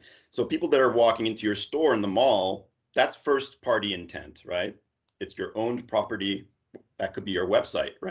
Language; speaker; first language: English; native; English